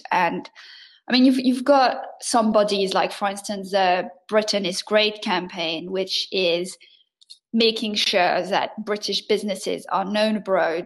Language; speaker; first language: English; non-native, fluent; French